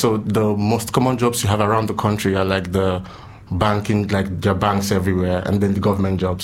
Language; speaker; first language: English; non-native, local second language; Igbo